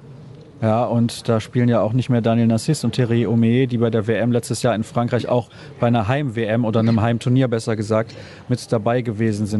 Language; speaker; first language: German; native; German